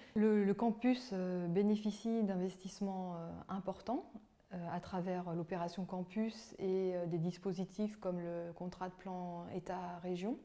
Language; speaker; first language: French; native; French